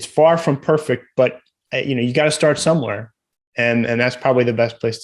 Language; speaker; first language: English; native; English